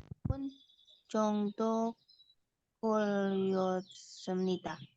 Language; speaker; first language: Korean; non-native, learner; Indonesian